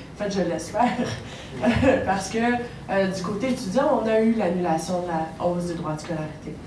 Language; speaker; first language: French; native; French